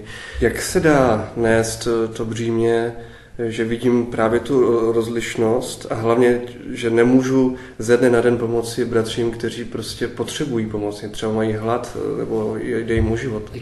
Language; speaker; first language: Czech; native; Czech